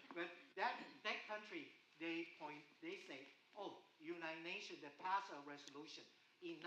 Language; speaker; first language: English; non-native, fluent; Chinese